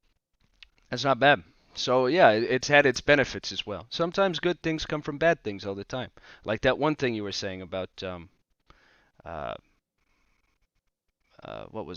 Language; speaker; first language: English; native; English